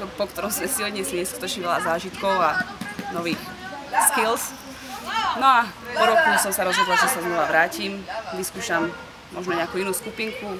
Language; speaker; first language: Slovak; non-native, fluent; Dutch